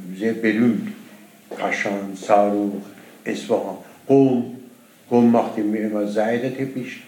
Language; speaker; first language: German; non-native, learner; Persian